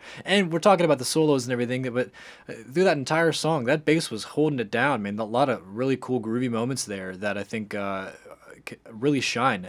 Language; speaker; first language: English; native; English